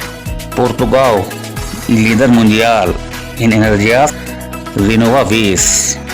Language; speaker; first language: Portuguese; non-native, learner; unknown